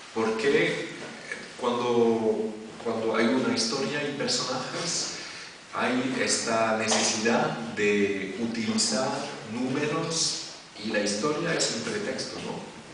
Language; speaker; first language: Spanish; non-native, fluent; French